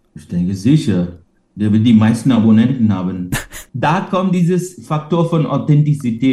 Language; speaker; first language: German; non-native, fluent; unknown